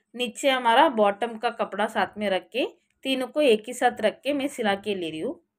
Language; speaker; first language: Hindi; non-native, local second language; Marathi